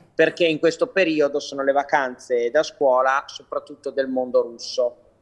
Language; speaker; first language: Italian; native; Italian